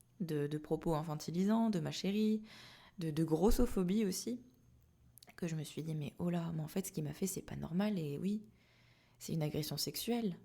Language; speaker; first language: French; native; French